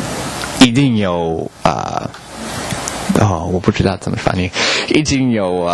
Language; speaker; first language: Chinese; non-native, learner; English